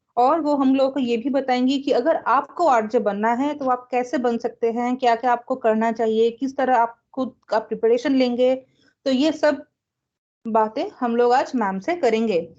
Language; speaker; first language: Hindi; native; Hindi